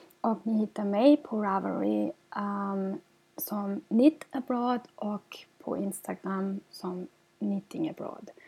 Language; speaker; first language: Swedish; non-native, fluent; German